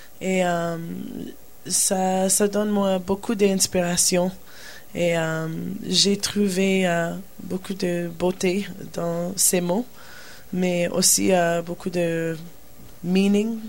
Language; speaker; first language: French; non-native, learner; English